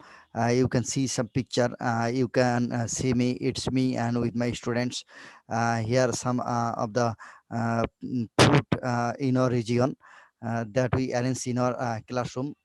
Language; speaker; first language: English; non-native, local second language; Bangla